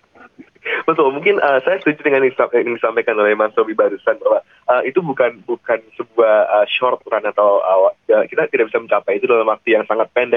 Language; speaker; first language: Indonesian; native; Indonesian